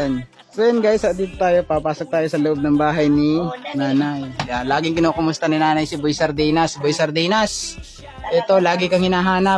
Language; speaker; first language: Filipino; non-native, local second language; Cebuano